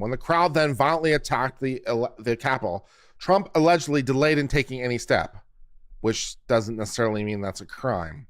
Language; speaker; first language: English; native; English